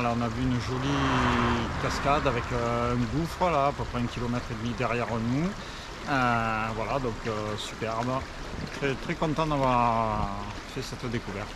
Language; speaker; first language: French; native; French